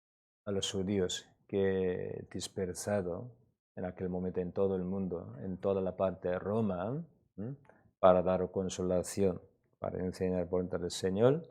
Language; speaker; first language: Spanish; non-native, learner; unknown